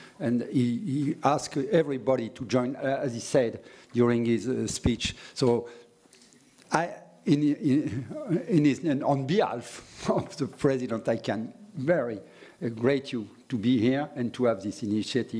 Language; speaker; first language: English; non-native, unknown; French